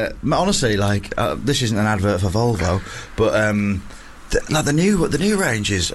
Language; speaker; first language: English; native; English